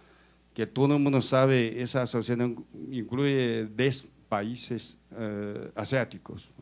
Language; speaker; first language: Spanish; non-native, fluent; Chinese